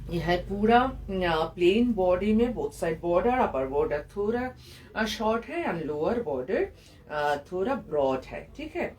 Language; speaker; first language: Hindi; non-native, local second language; Bangla